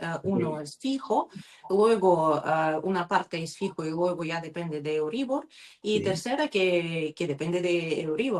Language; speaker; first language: Spanish; non-native, learner; Russian